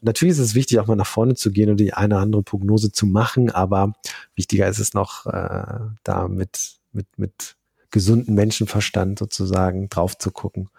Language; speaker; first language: German; native; German